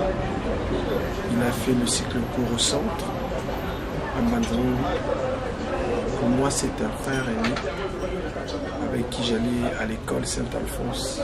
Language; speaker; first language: French; non-native, local second language; Kongo